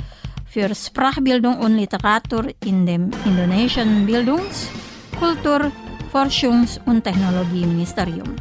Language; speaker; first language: German; non-native, fluent; Indonesian